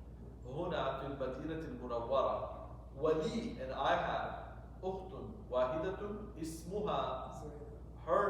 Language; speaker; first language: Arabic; non-native, fluent; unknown